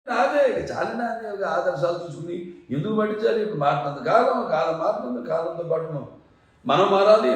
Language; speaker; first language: Telugu; native; Telugu